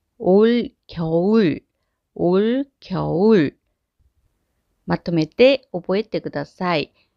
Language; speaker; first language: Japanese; non-native, fluent; Korean